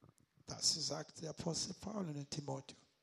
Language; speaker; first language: German; non-native, learner; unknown